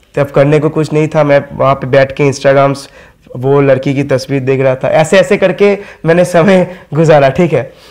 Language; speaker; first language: Hindi; non-native, local second language; Bangla